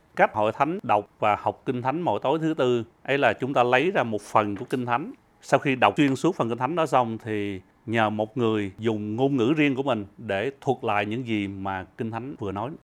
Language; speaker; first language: Vietnamese; early bilingual, heritage; Vietnamese